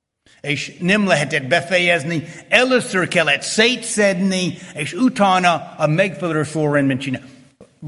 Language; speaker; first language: Hungarian; early bilingual, heritage; Hungarian